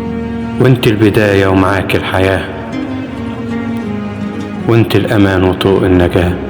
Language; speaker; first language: Arabic; native; Arabic